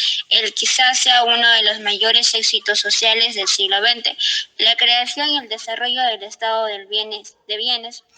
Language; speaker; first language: Spanish; native; Spanish